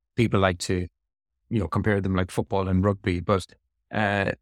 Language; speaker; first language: English; native; English